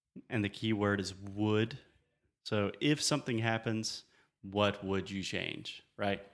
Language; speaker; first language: English; native; English